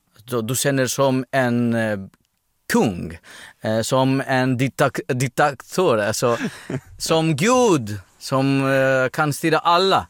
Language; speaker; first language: Swedish; non-native, fluent; Greek